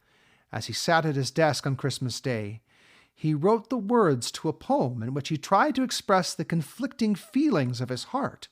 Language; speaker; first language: English; native; English